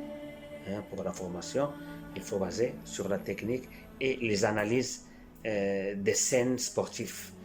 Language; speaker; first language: French; non-native, fluent; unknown